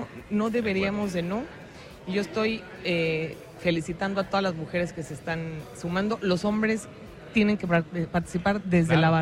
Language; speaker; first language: Spanish; native; Spanish